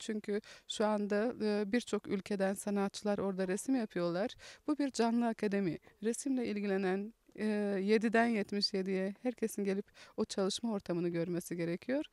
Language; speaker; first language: Turkish; native; Turkish